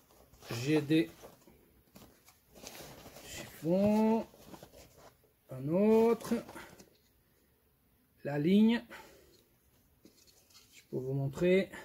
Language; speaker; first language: French; non-native, fluent; Portuguese